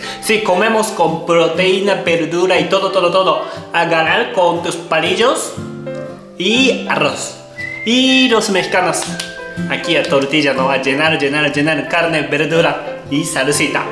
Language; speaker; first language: Spanish; non-native, learner; Japanese